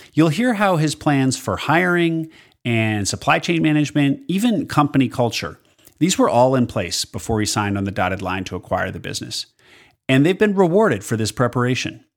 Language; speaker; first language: English; native; English